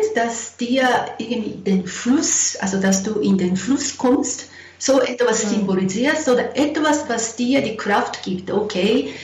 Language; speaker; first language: German; non-native, fluent; Japanese